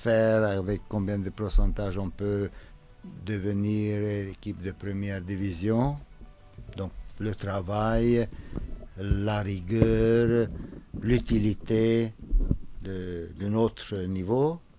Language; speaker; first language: French; non-native, fluent; Romanian